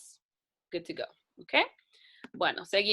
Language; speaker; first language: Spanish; non-native, fluent; English